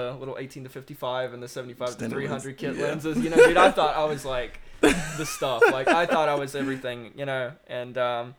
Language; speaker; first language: English; native; English